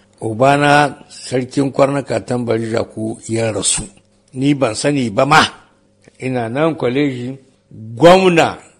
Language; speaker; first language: Hausa; native; Hausa